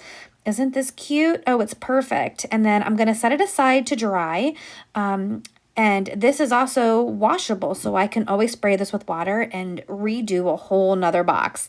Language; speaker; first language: English; native; English